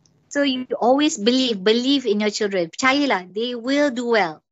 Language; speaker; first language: English; non-native, local second language; Malay